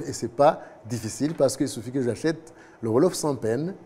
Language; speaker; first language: French; non-native, local second language; Kinyarwanda